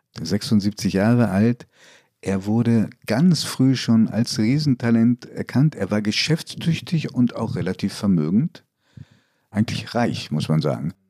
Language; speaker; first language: German; early bilingual, other home language; Italian